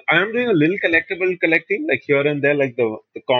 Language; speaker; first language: English; non-native, local second language; Hindi